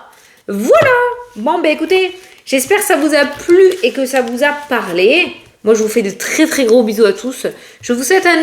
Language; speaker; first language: French; native; French